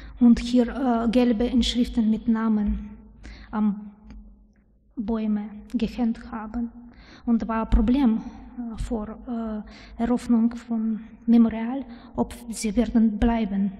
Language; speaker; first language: German; non-native, learner; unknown